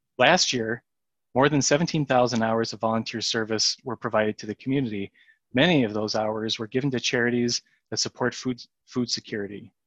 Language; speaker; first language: English; native; English